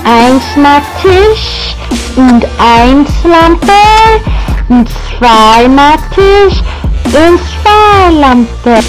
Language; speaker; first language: German; non-native, learner; English